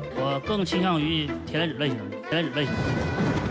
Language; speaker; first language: Chinese; native; Chinese